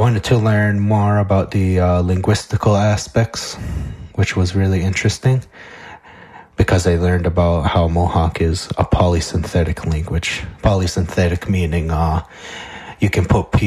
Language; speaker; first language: English; non-native, fluent; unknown